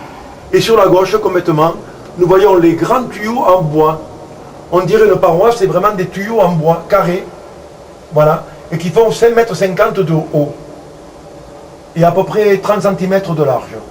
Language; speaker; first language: French; native; French